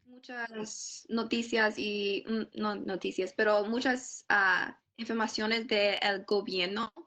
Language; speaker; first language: Spanish; non-native, learner; English